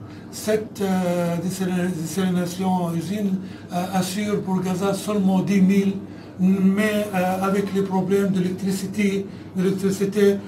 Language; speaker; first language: French; non-native, fluent; Arabic